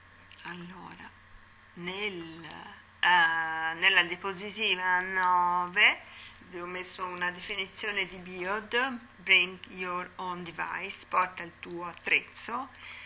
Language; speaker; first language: Italian; native; Italian